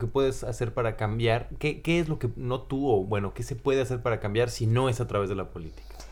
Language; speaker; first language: Spanish; native; Spanish